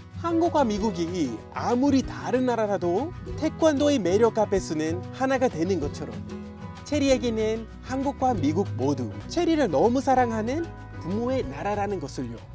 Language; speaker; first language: Korean; non-native, fluent; English